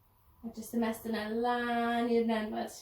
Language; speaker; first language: Welsh; non-native, local second language; English